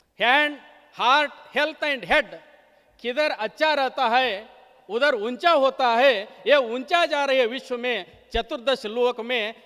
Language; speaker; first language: Hindi; non-native, local second language; Marathi